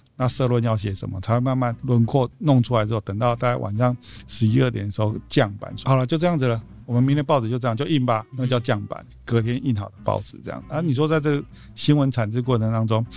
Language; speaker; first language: Chinese; native; Chinese